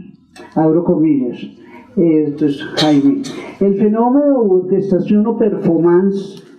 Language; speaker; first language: Spanish; native; Spanish